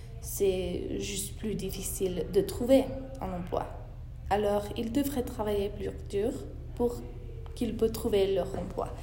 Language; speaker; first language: French; non-native, learner; English